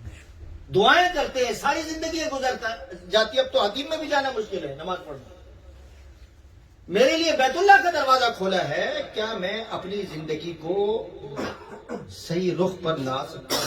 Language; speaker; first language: Urdu; native; Urdu